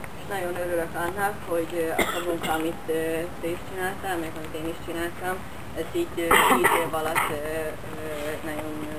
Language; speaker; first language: Hungarian; non-native, fluent; Finnish